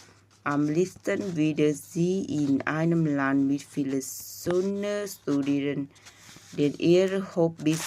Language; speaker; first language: German; non-native, learner; Vietnamese